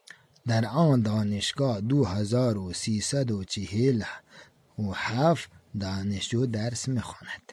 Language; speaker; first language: Persian; non-native, fluent; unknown